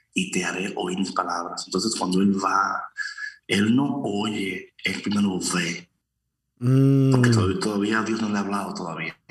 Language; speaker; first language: Spanish; early bilingual, heritage; Spanish